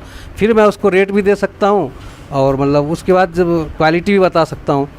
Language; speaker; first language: Hindi; native; Hindi